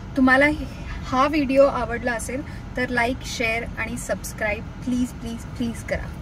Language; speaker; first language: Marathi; non-native, local second language; Kannada